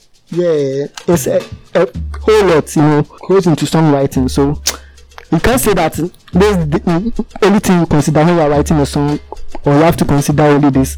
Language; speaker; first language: English; non-native, local second language; Akan